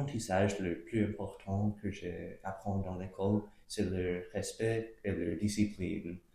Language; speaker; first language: French; non-native, local second language; English